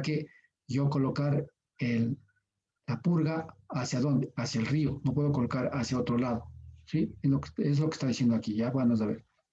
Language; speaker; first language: Spanish; native; Spanish